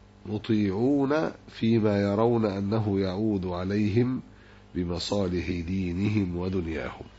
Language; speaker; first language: Arabic; native; Arabic